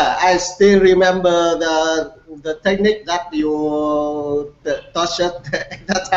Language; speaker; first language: English; non-native, learner; Vietnamese